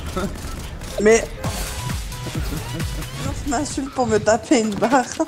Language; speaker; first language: French; native; French